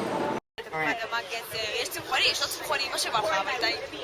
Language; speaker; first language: Hebrew; native; Hebrew